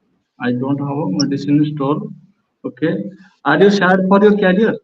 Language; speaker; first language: English; non-native, local second language; Odia